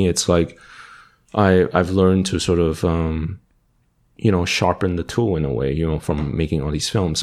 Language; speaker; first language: English; non-native, local second language; Cantonese